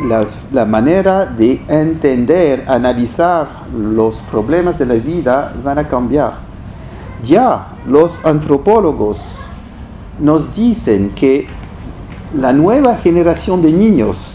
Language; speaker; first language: Spanish; non-native, fluent; French